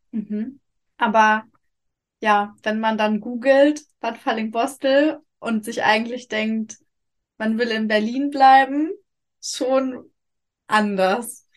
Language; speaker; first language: German; native; German